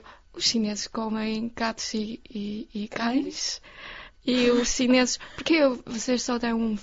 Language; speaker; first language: Portuguese; non-native, learner; Chinese